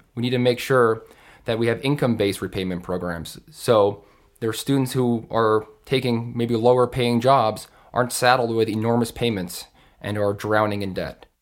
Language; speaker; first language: English; native; English